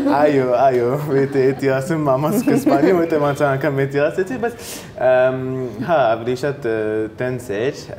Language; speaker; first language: Armenian; early bilingual, heritage; Armenian